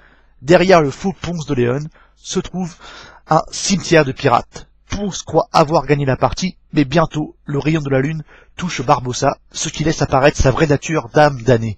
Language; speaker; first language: French; native; French